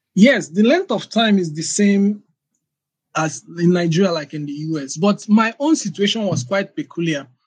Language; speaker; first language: English; non-native, local second language; Igbo